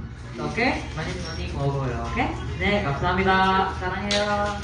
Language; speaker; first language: Korean; non-native, learner; Filipino